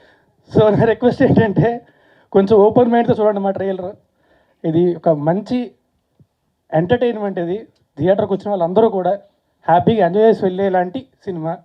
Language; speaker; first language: Telugu; native; Telugu